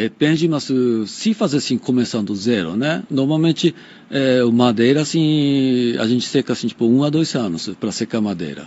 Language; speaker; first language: Portuguese; non-native, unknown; Japanese